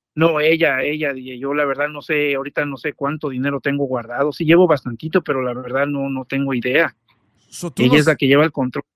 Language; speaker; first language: Spanish; native; Spanish